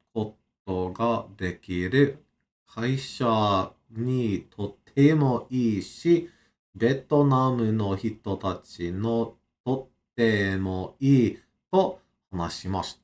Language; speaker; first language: Japanese; non-native, learner; English